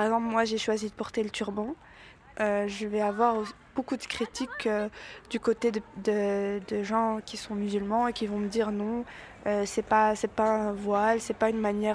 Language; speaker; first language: French; native; French